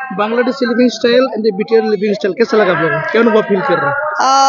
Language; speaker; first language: Hindi; non-native, local second language; Bodo